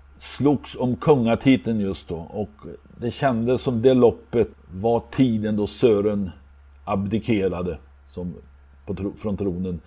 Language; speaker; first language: Swedish; native; Swedish